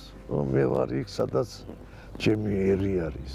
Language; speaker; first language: Georgian; native; Georgian